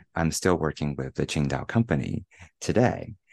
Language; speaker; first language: English; non-native, fluent; Chinese